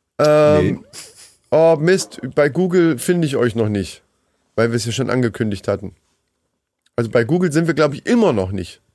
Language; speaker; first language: German; native; German